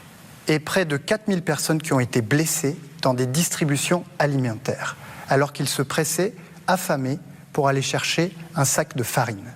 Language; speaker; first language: French; native; French